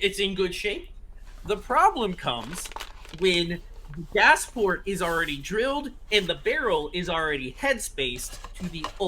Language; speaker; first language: English; native; English